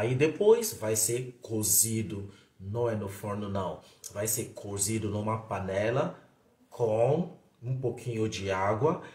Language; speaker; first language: Portuguese; non-native, fluent; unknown